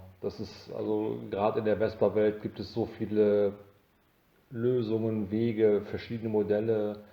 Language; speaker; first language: German; native; German